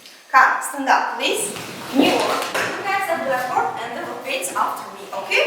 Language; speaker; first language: English; non-native, learner; Kazakh